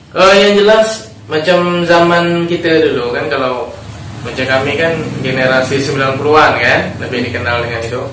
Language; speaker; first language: Malay; native; Malay